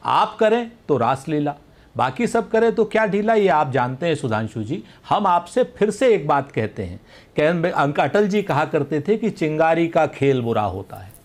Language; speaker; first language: Hindi; native; Hindi